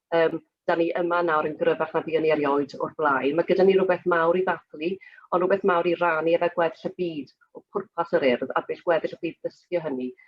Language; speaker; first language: Welsh; native; Welsh